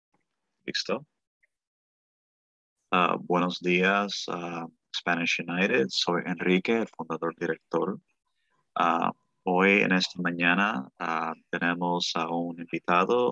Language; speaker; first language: Spanish; early bilingual, heritage; Spanish